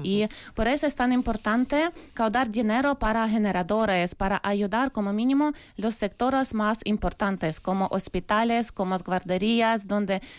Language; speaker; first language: Spanish; non-native, learner; Ukrainian